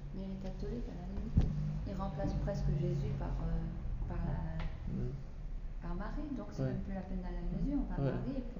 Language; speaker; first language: French; native; French